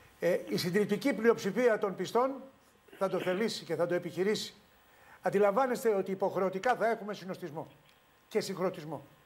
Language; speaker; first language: Greek; native; Greek